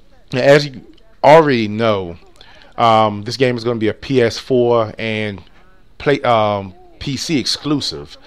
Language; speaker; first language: English; native; English